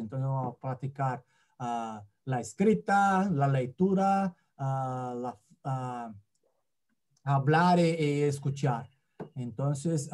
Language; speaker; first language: Spanish; non-native, fluent; Portuguese